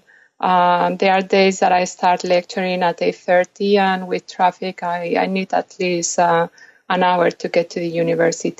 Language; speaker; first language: English; non-native, fluent; Spanish